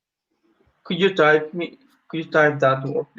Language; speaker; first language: English; non-native, learner; Spanish